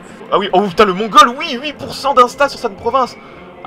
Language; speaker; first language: French; native; French